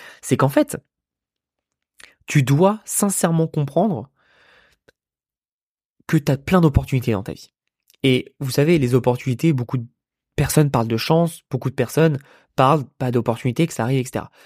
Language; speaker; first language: French; native; French